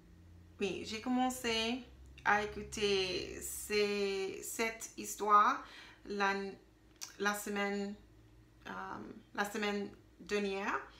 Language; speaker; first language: French; non-native, learner; English